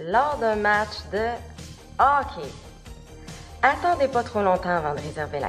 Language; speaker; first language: French; native; French